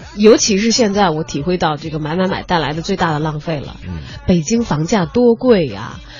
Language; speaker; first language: Chinese; native; Chinese